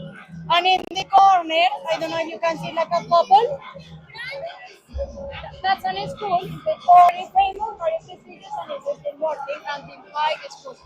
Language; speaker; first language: English; non-native, fluent; Spanish